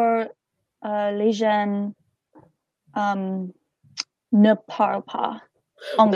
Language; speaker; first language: French; non-native, learner; English